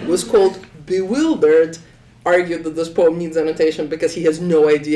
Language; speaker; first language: English; non-native, fluent; Slovenian